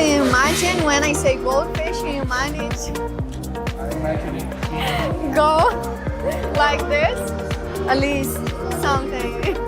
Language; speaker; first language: English; non-native, learner; Portuguese